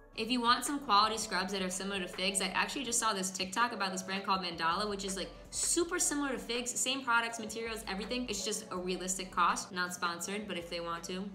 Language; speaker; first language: English; native; English